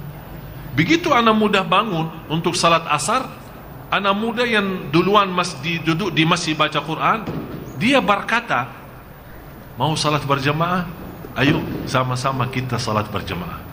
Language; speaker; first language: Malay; non-native, fluent; Arabic